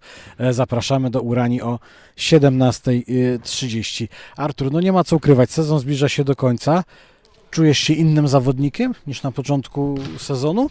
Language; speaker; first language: Polish; native; Polish